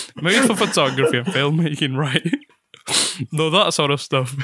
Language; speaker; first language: English; non-native, fluent; Italian